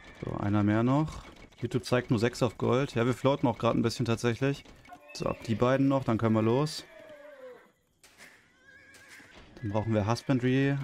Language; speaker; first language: German; native; German